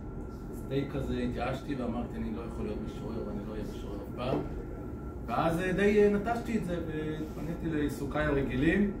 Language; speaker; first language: Hebrew; native; Hebrew